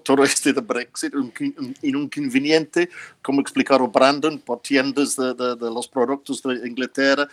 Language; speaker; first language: Spanish; non-native, fluent; English